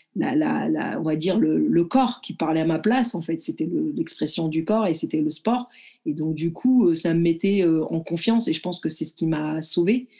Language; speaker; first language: French; early bilingual, other home language; Arabic